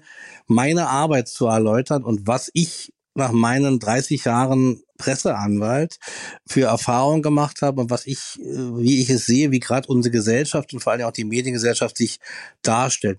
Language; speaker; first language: German; native; German